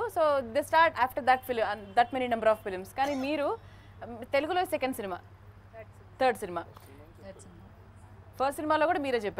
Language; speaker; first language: Telugu; native; Telugu